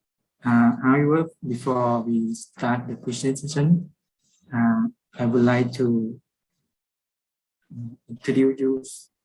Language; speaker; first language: English; non-native, fluent; Lao